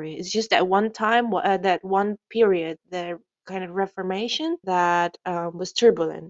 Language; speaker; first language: English; non-native, fluent; Indonesian